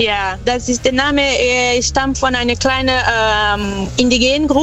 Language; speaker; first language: German; non-native, fluent; Portuguese